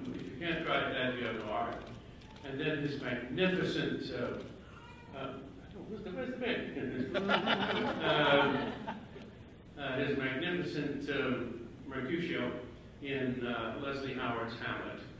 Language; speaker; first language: English; early bilingual, other home language; Italian